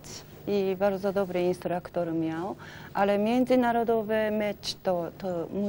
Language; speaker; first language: Polish; non-native, learner; Japanese